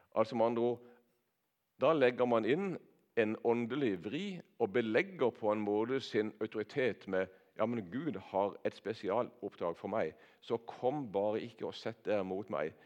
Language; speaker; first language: Norwegian; native; Norwegian